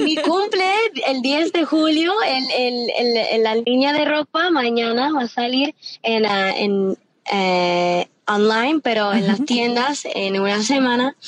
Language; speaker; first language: Spanish; early bilingual, heritage; Spanish